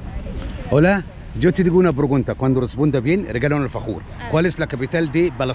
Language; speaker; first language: Spanish; non-native, learner; Arabic